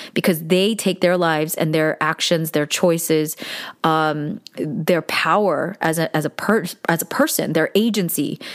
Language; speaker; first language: English; early bilingual, other home language; Korean